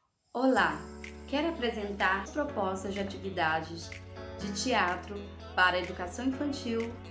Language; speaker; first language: Portuguese; native; Portuguese